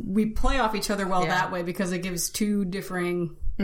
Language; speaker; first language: English; native; English